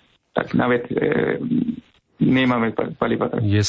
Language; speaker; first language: Polish; non-native, fluent; Spanish